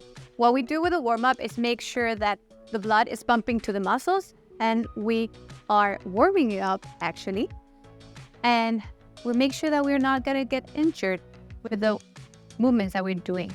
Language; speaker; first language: English; non-native, fluent; Italian